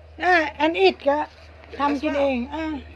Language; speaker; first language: English; non-native, learner; Thai